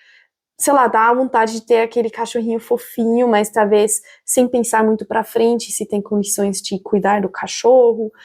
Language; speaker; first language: Portuguese; non-native, fluent; German